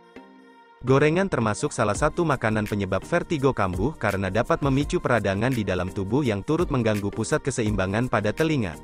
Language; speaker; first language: Indonesian; native; Indonesian